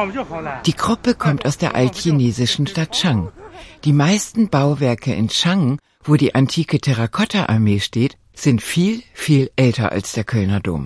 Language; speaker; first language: German; native; German